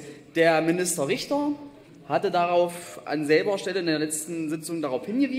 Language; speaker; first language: German; native; German